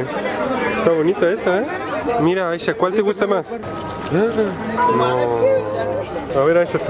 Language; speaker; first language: Spanish; native; Spanish